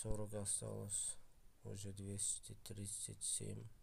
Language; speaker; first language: Russian; non-native, fluent; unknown